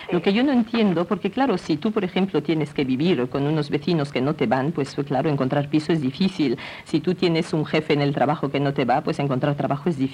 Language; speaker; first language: Spanish; non-native, local second language; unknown